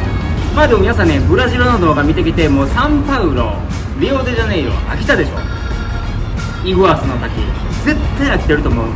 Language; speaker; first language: Japanese; native; Japanese